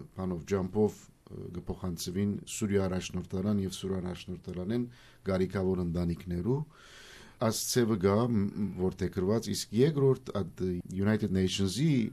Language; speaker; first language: Armenian; early bilingual, heritage; Armenian